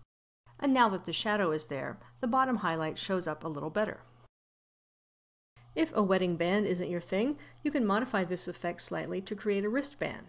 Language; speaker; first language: English; native; English